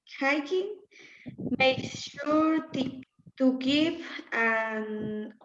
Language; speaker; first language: English; non-native, learner; Spanish